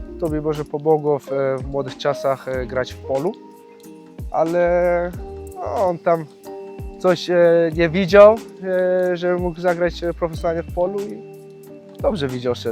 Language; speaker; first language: Polish; early bilingual, heritage; Polish